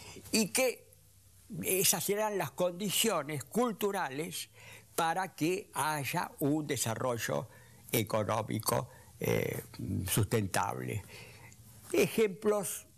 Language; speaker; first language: Spanish; native; Spanish